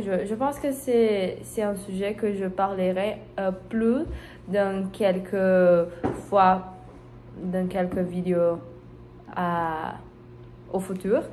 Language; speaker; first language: French; non-native, learner; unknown